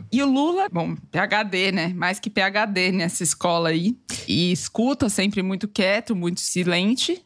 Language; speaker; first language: Portuguese; native; Portuguese